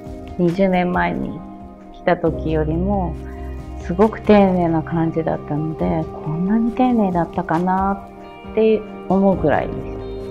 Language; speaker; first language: Japanese; native; Japanese